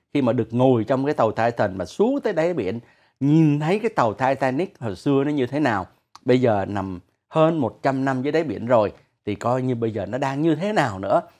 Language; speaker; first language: Vietnamese; native; Vietnamese